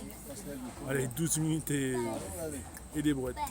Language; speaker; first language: French; native; French